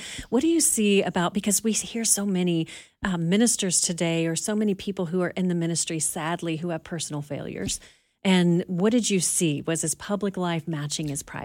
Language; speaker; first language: English; native; English